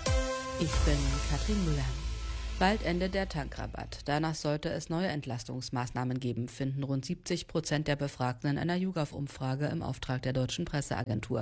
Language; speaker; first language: German; native; German